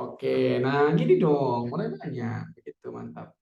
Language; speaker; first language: Indonesian; native; Indonesian